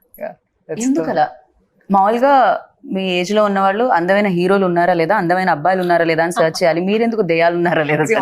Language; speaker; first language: Telugu; native; Telugu